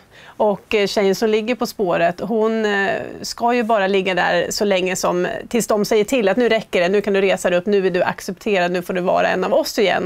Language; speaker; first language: Swedish; native; Swedish